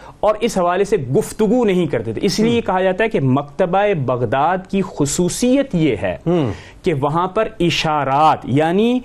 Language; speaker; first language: Urdu; native; Urdu